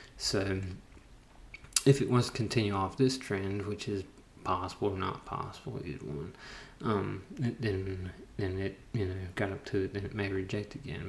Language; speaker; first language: English; native; English